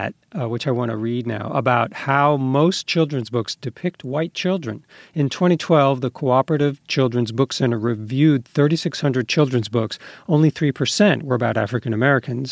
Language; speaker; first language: English; native; English